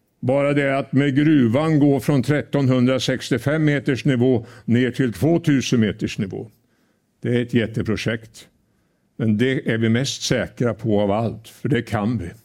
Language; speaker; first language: Swedish; native; Swedish